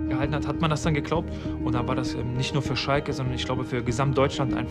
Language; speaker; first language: German; native; German